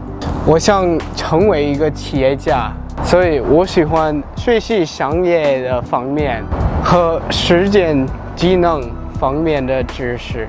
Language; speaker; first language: Chinese; non-native, learner; English